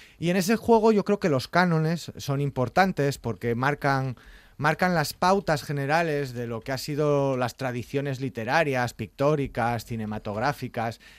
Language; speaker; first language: Spanish; native; Spanish